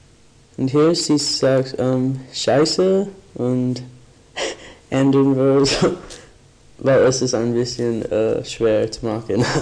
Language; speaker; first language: German; non-native, learner; English